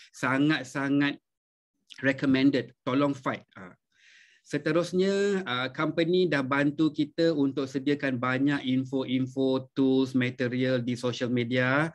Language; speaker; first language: Malay; native; Malay